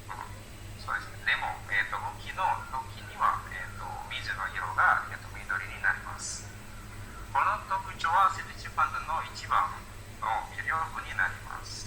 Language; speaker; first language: Japanese; non-native, learner; Indonesian